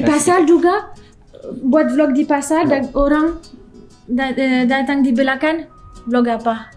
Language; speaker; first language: Indonesian; non-native, learner; French